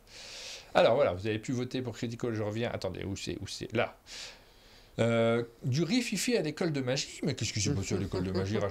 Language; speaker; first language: French; native; French